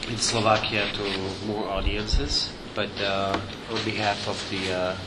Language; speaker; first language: English; non-native, fluent; Slovak